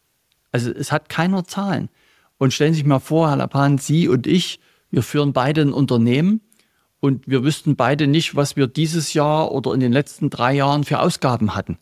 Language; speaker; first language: German; native; German